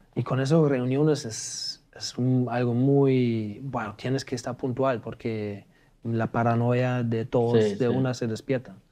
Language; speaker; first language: Spanish; non-native, fluent; German